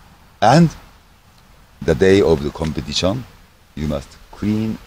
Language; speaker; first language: English; non-native, learner; Japanese